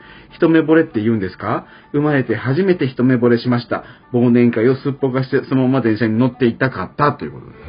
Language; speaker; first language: Japanese; native; Japanese